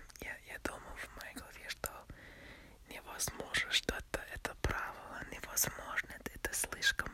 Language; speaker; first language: Russian; non-native, learner; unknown